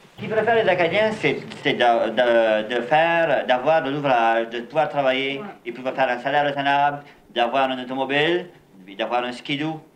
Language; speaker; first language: French; native; French